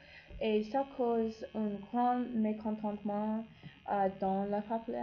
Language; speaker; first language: French; non-native, learner; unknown